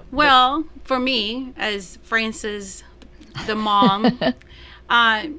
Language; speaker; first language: English; non-native, fluent; Spanish